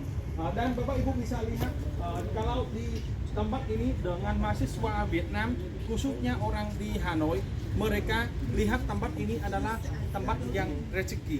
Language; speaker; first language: Indonesian; non-native, fluent; Vietnamese